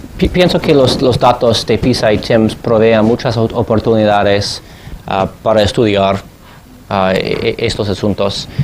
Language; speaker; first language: Spanish; non-native, fluent; English